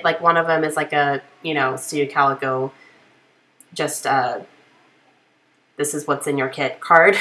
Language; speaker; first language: English; native; English